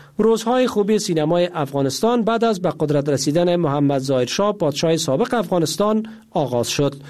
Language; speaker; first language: Persian; native; Persian